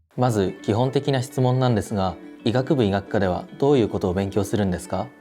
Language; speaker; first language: Japanese; native; Japanese